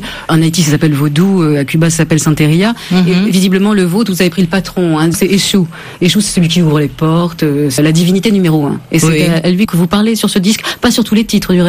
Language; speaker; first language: French; native; French